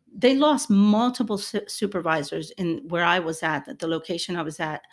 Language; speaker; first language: English; early bilingual, other home language; Spanish